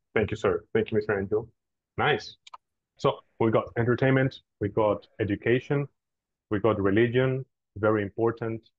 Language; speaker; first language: English; non-native, fluent; Spanish